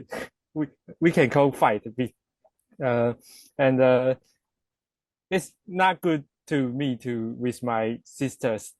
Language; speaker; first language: English; non-native, learner; Chinese